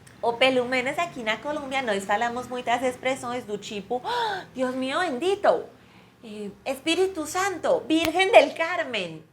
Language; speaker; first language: Portuguese; non-native, fluent; Spanish